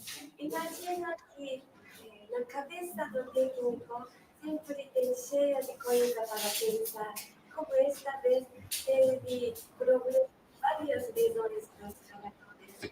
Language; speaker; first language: Portuguese; non-native, learner; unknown